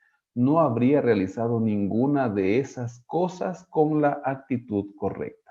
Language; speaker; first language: Spanish; native; Spanish